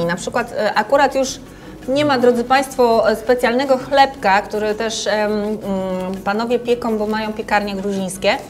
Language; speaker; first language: Polish; native; Polish